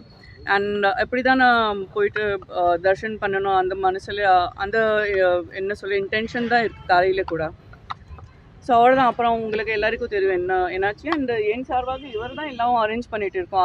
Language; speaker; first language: Tamil; non-native, local second language; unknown